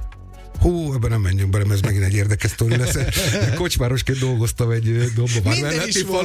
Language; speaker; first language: Hungarian; native; Hungarian